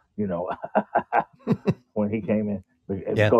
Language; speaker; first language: English; native; English